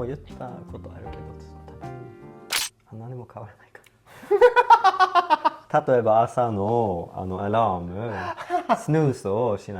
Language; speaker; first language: Japanese; non-native, fluent; Swedish